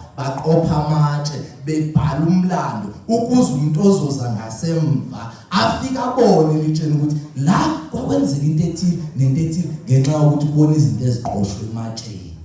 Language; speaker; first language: Zulu; non-native, local second language; Xhosa